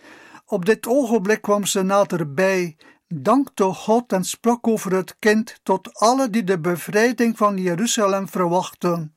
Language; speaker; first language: Dutch; native; Dutch